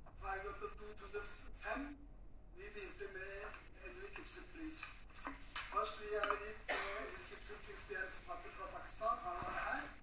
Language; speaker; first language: Norwegian; non-native, fluent; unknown